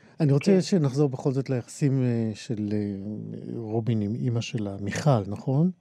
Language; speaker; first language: Hebrew; native; Hebrew